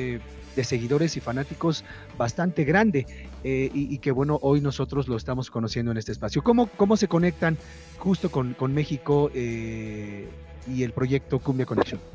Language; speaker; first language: Spanish; native; Spanish